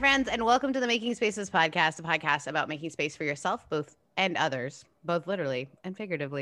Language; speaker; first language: English; native; English